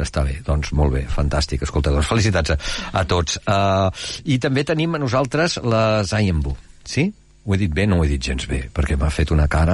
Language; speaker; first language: Catalan; native; Catalan